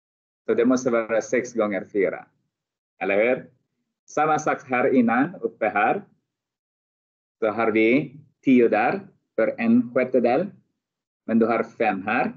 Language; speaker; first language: Swedish; non-native, fluent; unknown